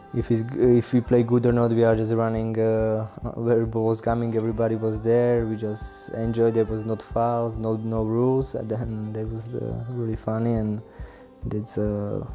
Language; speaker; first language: English; non-native, learner; Slovak